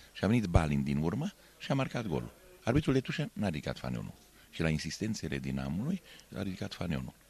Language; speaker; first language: Romanian; non-native, local second language; Hungarian